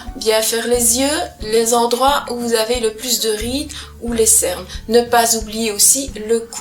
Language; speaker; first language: French; native; French